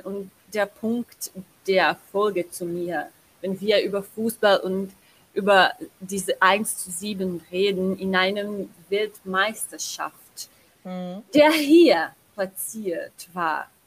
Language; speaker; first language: German; non-native, learner; Portuguese